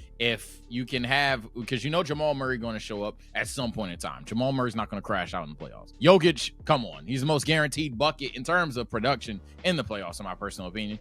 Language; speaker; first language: English; native; English